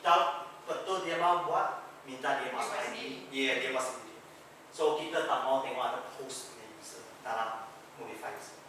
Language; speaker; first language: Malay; non-native, local second language; Chinese